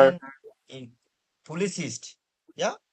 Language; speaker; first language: German; non-native, fluent; Bangla